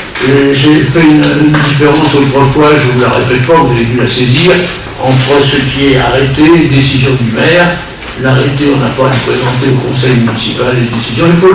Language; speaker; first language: French; native; French